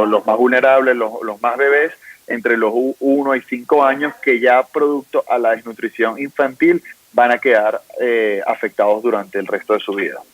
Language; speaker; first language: Spanish; native; Spanish